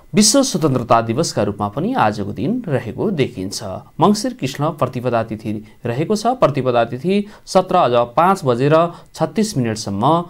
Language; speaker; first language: Nepali; native; Nepali